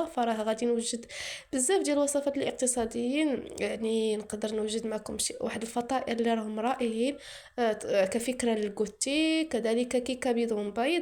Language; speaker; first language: Arabic; native; Arabic